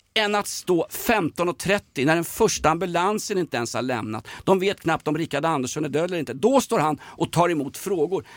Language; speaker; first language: Swedish; native; Swedish